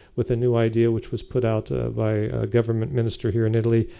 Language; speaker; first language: English; native; English